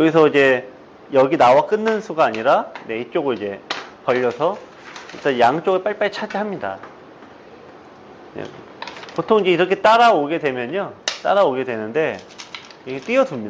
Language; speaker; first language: Korean; native; Korean